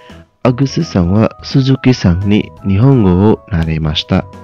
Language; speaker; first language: Japanese; non-native, fluent; Indonesian